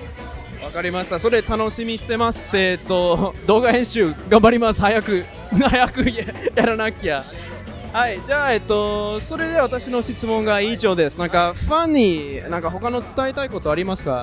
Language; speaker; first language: Japanese; non-native, fluent; English